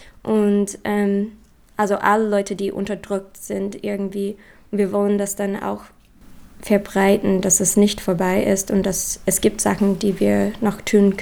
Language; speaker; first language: German; non-native, learner; English